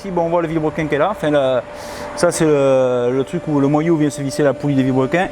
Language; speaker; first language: French; native; French